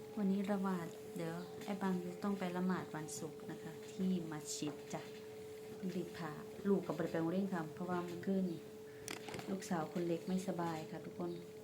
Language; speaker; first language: Thai; native; Thai